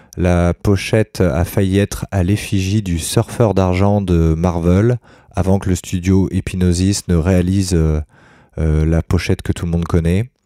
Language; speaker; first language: French; native; French